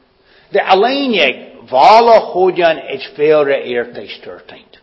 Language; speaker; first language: Hungarian; non-native, fluent; English